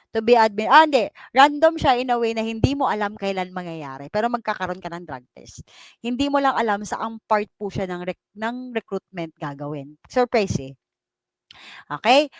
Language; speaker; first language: Filipino; non-native, local second language; Cebuano